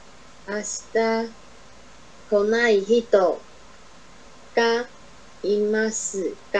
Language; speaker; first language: Japanese; non-native, learner; Chinese